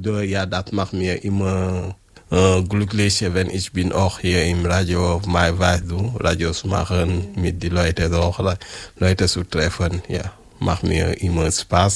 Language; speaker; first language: German; non-native, learner; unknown